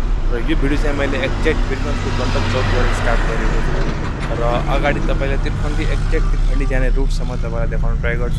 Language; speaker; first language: Nepali; native; Nepali